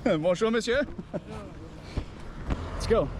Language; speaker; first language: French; non-native, learner; German